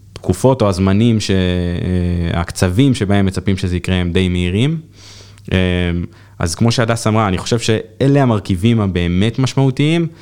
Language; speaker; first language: Hebrew; native; Hebrew